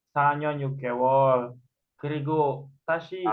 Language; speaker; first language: Korean; non-native, fluent; Indonesian